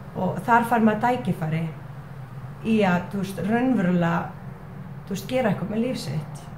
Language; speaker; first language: Icelandic; non-native, fluent; Estonian